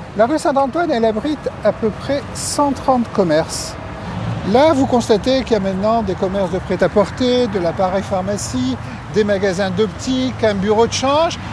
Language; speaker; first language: French; native; French